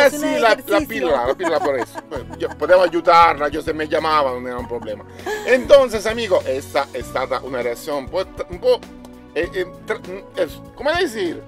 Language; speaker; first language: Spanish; non-native, learner; Italian